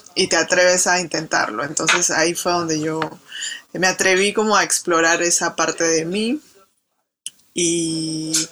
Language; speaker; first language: Spanish; native; Spanish